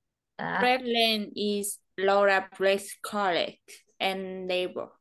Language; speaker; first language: English; non-native, learner; Vietnamese